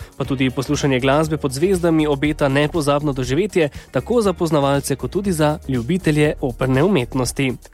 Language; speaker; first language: Slovenian; native; Slovenian